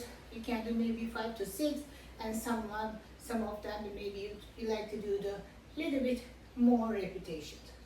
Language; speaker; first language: English; non-native, fluent; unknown